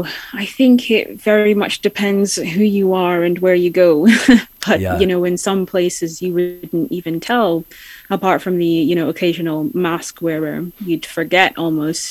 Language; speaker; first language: English; native; English